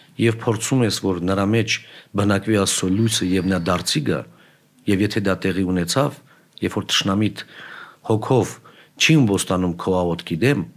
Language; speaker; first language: Armenian; native; Armenian